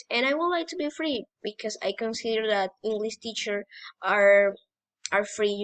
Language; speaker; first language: English; non-native, learner; Spanish